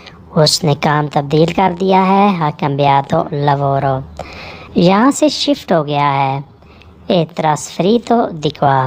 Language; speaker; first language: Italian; non-native, learner; Urdu